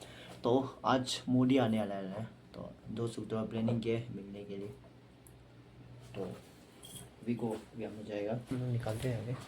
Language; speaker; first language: Hindi; non-native, local second language; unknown